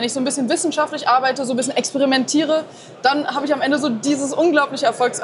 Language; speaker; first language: German; native; German